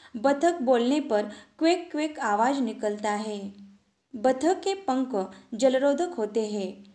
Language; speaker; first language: Hindi; non-native, local second language; Marathi